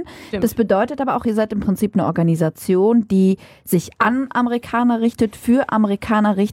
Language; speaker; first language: German; native; German